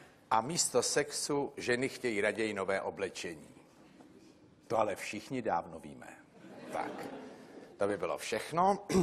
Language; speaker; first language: Czech; native; Czech